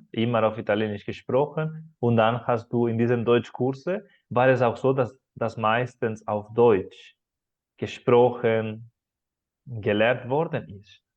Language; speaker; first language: German; non-native, fluent; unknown